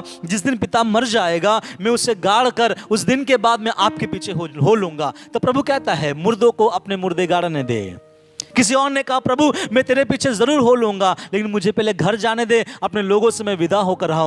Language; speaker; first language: Hindi; non-native, local second language; Bangla